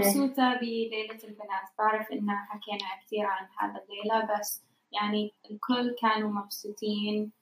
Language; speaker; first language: Arabic; non-native, learner; English